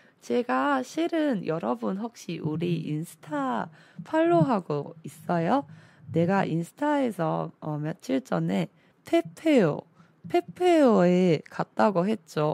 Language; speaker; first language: Korean; non-native, fluent; Chinese